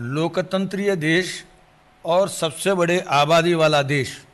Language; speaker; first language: Hindi; non-native, local second language; Telugu